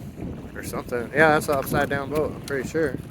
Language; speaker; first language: English; native; English